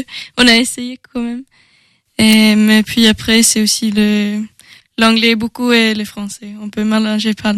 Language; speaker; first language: French; non-native, learner; Swedish